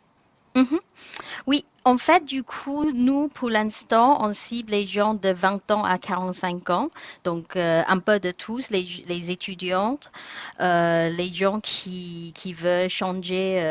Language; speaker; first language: French; non-native, fluent; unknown